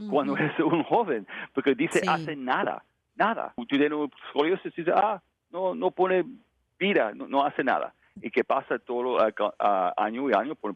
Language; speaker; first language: Spanish; non-native, learner; English